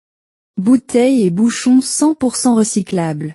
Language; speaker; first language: French; non-native, learner; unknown